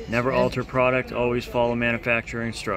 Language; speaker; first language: English; native; English